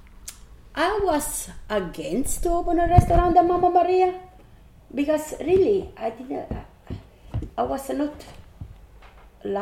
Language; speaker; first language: English; non-native, learner; Italian